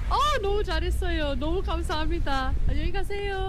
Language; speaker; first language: Korean; non-native, learner; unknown